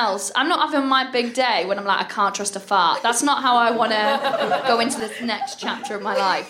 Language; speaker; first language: English; native; English